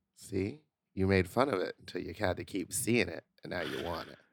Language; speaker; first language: English; native; English